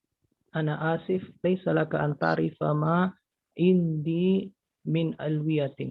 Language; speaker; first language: Arabic; non-native, learner; Indonesian